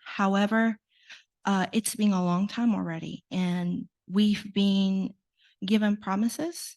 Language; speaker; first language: English; non-native, fluent; Spanish